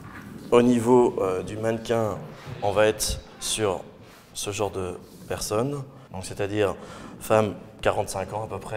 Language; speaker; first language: French; native; French